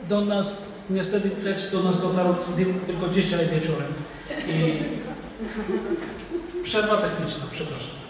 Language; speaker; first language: Polish; non-native, fluent; Georgian